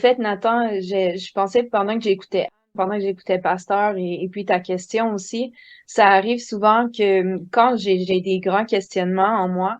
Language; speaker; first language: French; native; French